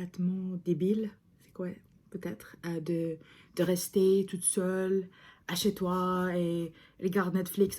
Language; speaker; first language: French; non-native, fluent; English